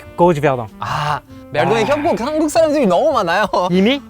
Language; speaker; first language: Korean; non-native, fluent; French